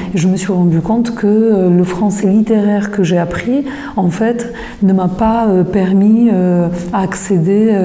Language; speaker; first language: French; non-native, fluent; Polish